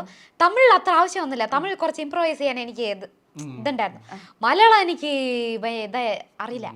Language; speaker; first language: Malayalam; non-native, local second language; Tamil